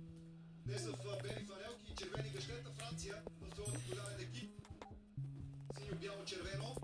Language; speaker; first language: Bulgarian; native; Bulgarian